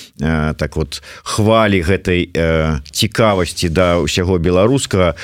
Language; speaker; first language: Belarusian; native; Belarusian